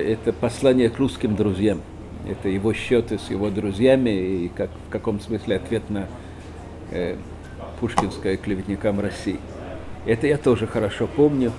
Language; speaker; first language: Russian; native; Russian